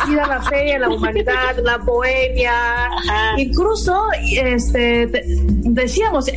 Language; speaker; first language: Spanish; non-native, fluent; Chinese